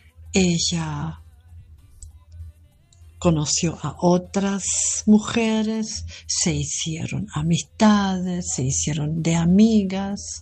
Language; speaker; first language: Spanish; non-native, fluent; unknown